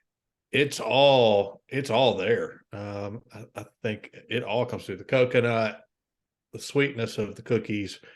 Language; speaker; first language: English; native; English